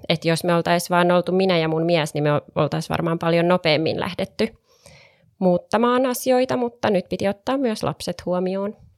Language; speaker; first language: Finnish; non-native, local second language; Swedish